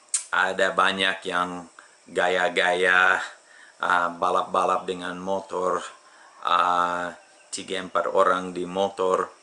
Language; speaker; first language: Indonesian; non-native, fluent; English